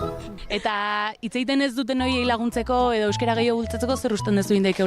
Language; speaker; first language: Basque; native; Basque